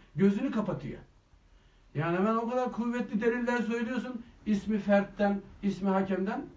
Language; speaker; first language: Turkish; native; Turkish